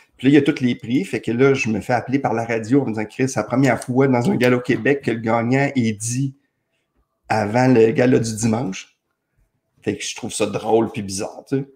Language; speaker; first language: French; native; French